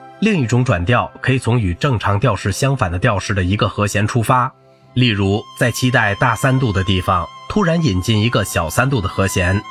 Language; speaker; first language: Chinese; native; Chinese